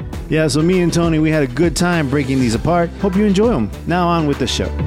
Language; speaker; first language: English; early bilingual, other home language; Spanish